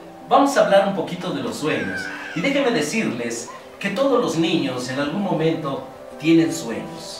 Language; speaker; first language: Spanish; native; Spanish